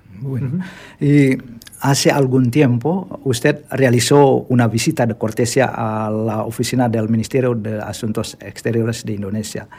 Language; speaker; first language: Spanish; non-native, learner; Indonesian